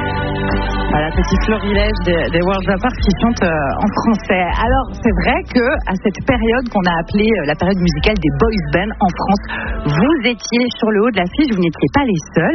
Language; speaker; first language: French; native; French